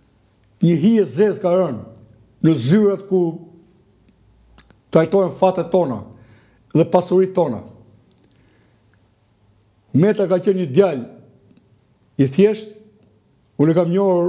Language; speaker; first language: Albanian; native; Albanian